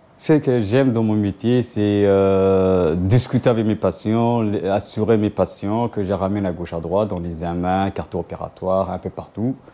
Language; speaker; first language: French; non-native, local second language; Somali